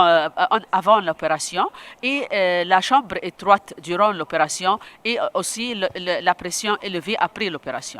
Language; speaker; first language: French; non-native, local second language; Arabic